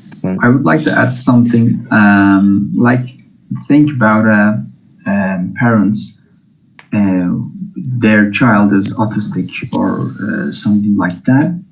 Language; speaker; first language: English; non-native, fluent; Turkish